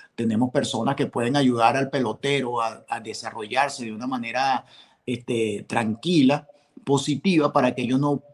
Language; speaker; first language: Spanish; native; Spanish